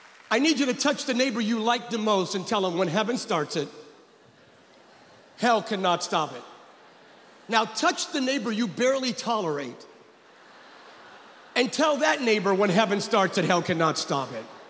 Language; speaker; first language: English; early bilingual, other home language; Spanish